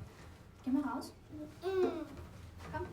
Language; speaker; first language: German; native; German